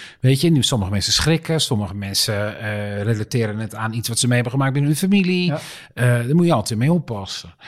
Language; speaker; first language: Dutch; native; Dutch